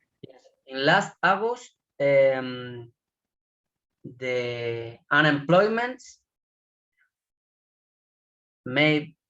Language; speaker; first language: English; non-native, learner; Spanish